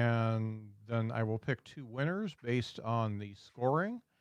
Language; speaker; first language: English; native; English